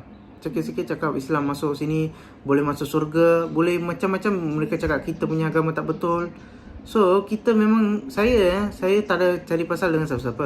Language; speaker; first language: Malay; non-native, local second language; Tamil